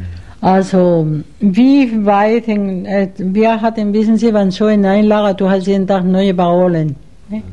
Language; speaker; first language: German; non-native, fluent; Spanish